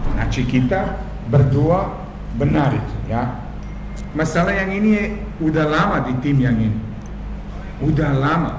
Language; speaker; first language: Indonesian; non-native, fluent; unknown